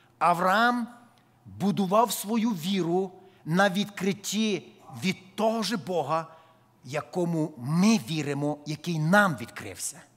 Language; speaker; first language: Ukrainian; native; Ukrainian